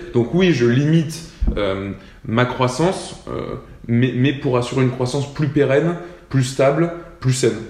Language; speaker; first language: French; native; French